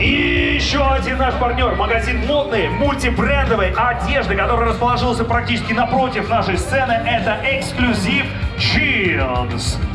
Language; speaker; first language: Russian; native; Russian